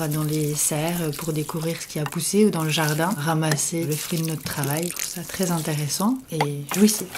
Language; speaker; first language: French; native; French